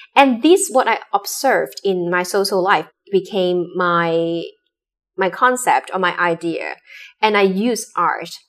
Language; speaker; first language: English; non-native, local second language; Cantonese